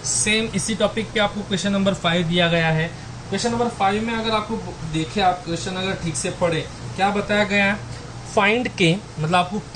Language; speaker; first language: Hindi; non-native, local second language; Marathi